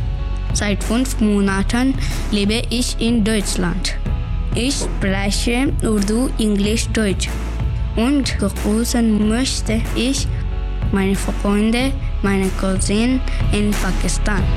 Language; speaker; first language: German; non-native, learner; Urdu